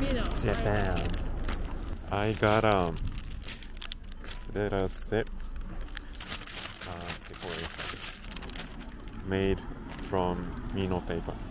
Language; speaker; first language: English; non-native, learner; Japanese